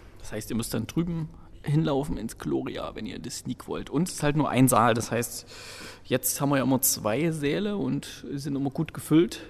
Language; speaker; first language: German; native; German